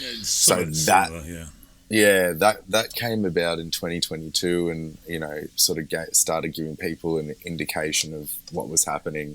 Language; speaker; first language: English; native; English